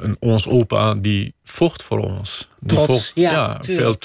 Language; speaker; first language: Dutch; non-native, fluent; Kurdish